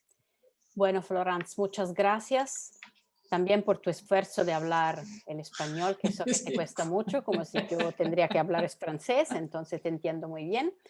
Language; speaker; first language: Spanish; non-native, fluent; Italian